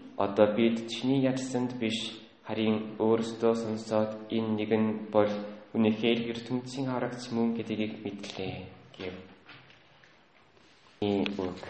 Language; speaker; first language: Mongolian; native; Mongolian